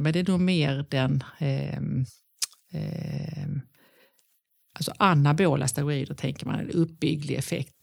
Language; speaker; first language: Swedish; native; Swedish